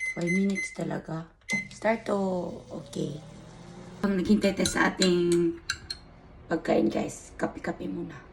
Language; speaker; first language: Filipino; native; Filipino